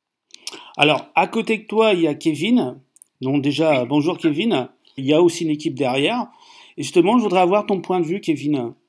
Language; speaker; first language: French; native; French